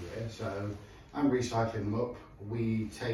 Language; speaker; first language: English; native; English